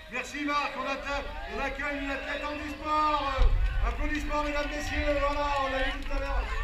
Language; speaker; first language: French; native; French